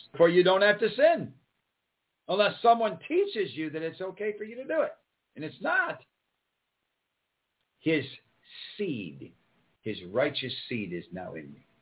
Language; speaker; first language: English; native; English